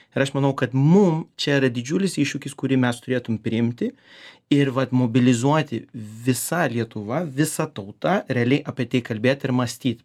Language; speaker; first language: Lithuanian; early bilingual, heritage; Lithuanian